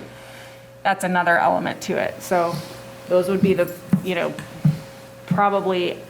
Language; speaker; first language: English; native; English